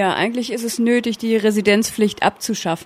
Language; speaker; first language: German; native; German